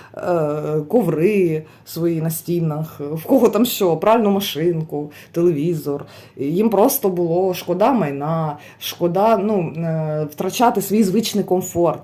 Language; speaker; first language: Ukrainian; non-native, local second language; Russian